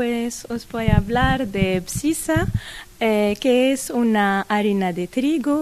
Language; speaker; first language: Spanish; non-native, fluent; Arabic